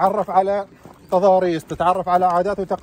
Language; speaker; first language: Arabic; native; Arabic